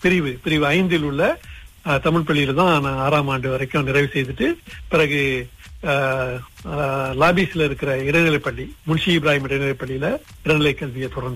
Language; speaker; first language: Tamil; early bilingual, heritage; Tamil